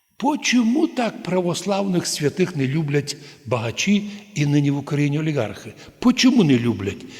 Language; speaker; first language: Ukrainian; native; Ukrainian